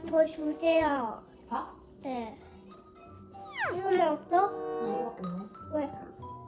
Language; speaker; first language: Korean; early bilingual, other home language; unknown